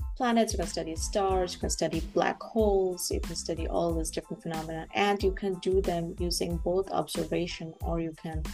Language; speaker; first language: English; non-native, local second language; Bangla